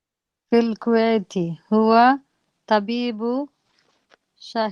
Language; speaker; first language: Arabic; non-native, learner; English